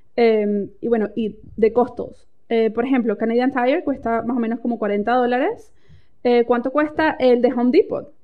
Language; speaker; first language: Spanish; native; Spanish